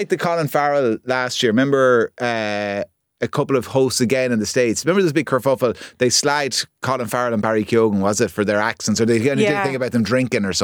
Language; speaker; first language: English; native; English